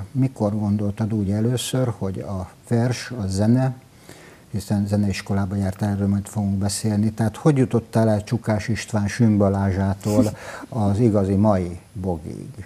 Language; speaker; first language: Hungarian; native; Hungarian